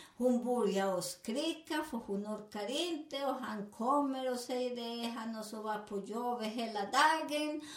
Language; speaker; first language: Swedish; non-native, learner; Spanish